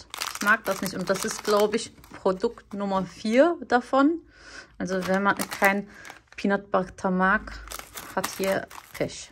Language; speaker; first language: German; early bilingual, other home language; Turkish